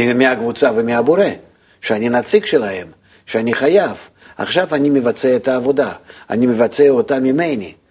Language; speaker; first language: Hebrew; non-native, fluent; Russian